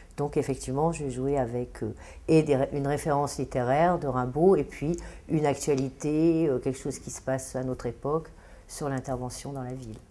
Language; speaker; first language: French; native; French